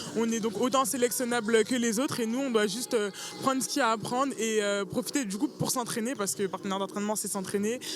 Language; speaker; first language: French; early bilingual, other home language; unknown